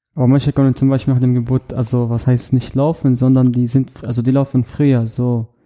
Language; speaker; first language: German; non-native, learner; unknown